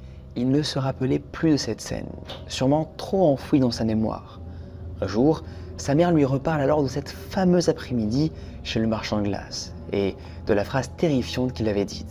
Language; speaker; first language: French; native; French